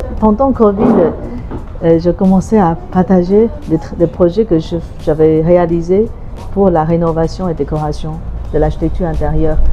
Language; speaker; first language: French; non-native, fluent; Chinese